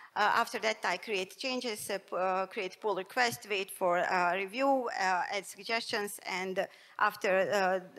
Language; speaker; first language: English; non-native, fluent; Bosnian